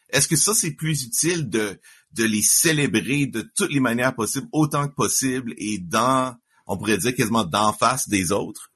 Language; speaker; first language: French; native; French